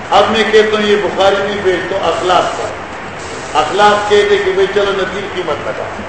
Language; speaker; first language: Urdu; non-native, local second language; Pashto